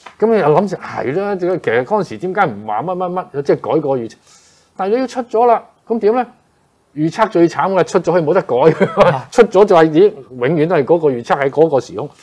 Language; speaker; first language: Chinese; non-native, local second language; Cantonese